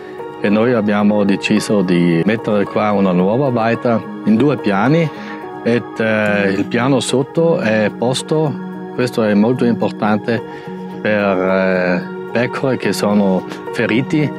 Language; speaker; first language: Italian; non-native, local second language; German